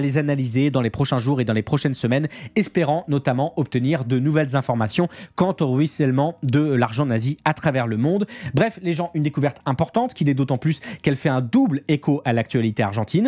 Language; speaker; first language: French; native; French